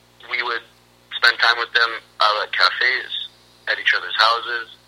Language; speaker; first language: English; early bilingual, other home language; Armenian